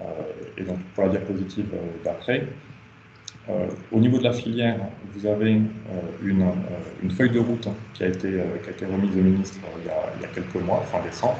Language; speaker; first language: French; native; French